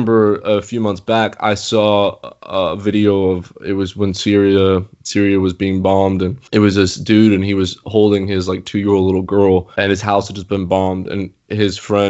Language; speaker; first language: English; native; English